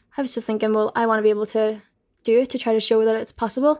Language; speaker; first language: English; native; English